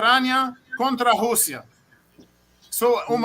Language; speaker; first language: Portuguese; non-native, fluent; Arabic